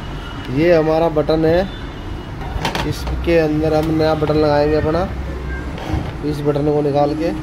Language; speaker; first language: Hindi; non-native, local second language; Punjabi